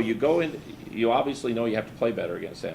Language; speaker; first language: English; native; English